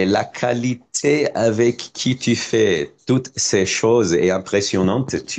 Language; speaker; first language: French; non-native, fluent; Spanish